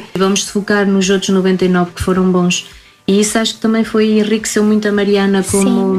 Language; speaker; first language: Portuguese; native; Portuguese